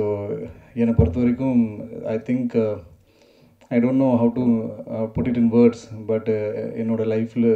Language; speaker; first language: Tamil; non-native, learner; Malayalam